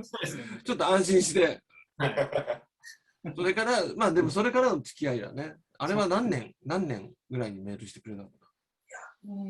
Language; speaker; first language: Japanese; native; Japanese